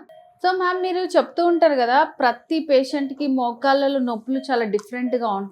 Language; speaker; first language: Telugu; native; Telugu